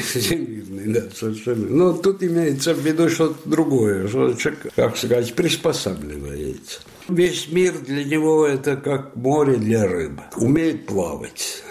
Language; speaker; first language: Russian; non-native, fluent; Italian